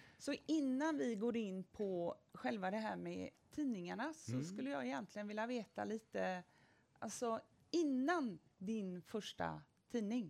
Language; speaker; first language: Swedish; native; Swedish